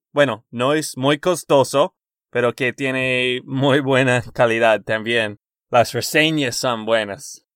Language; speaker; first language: Spanish; non-native, fluent; English